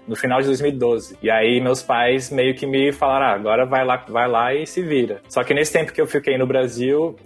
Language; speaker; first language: Portuguese; early bilingual, other home language; Japanese